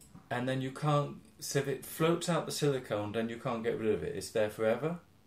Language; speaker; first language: English; native; English